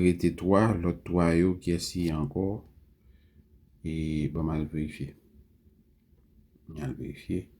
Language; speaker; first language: French; non-native, learner; Haitian Creole